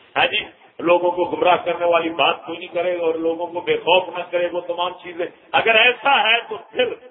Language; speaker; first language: Urdu; non-native, local second language; Punjabi